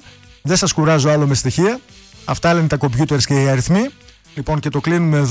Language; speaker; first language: Greek; native; Greek